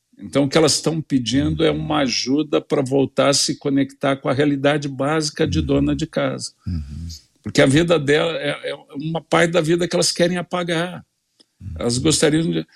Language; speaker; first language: Portuguese; native; Portuguese